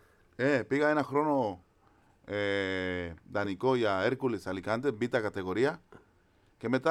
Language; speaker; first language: Greek; non-native, learner; Spanish